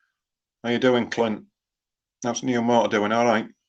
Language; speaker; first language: English; native; English